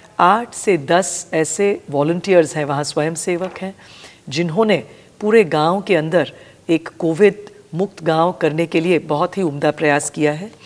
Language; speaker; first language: Hindi; non-native, local second language; Gujarati